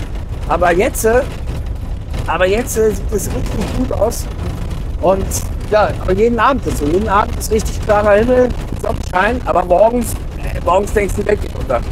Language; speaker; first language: German; native; German